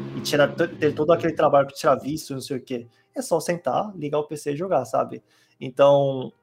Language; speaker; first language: Portuguese; non-native, fluent; Korean